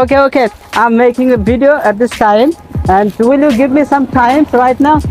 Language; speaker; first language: English; non-native, learner; Bangla